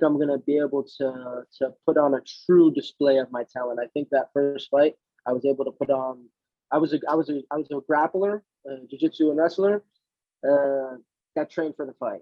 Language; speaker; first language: English; native; English